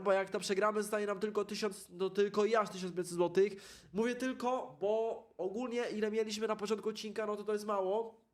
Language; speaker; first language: Polish; native; Polish